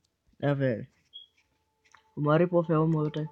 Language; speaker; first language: Spanish; native; Spanish